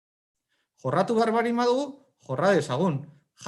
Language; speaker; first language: Basque; native; Basque